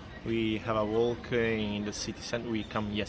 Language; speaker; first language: English; non-native, learner; Italian